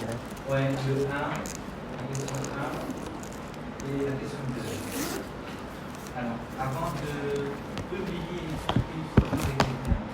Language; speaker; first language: French; non-native, fluent; Khmer